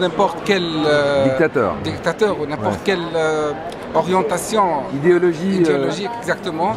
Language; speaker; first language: French; non-native, local second language; Arabic